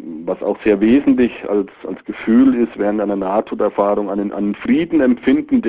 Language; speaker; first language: German; native; German